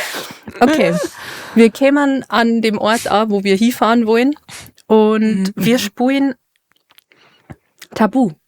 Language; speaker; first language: German; native; German